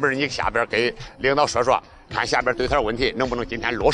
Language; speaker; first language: Chinese; native; Chinese